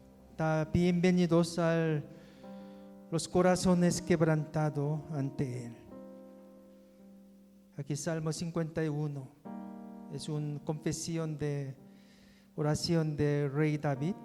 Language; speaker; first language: Spanish; non-native, fluent; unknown